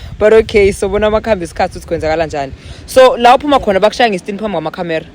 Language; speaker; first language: Zulu; native; Zulu